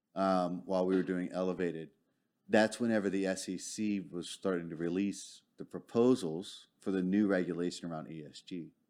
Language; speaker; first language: English; native; English